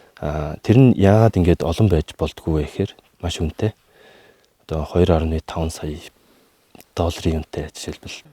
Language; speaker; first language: Mongolian; native; Mongolian